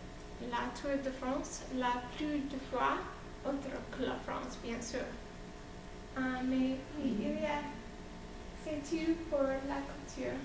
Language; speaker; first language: French; non-native, learner; English